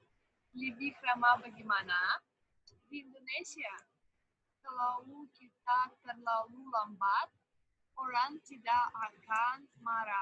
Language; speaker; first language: Indonesian; non-native, fluent; Russian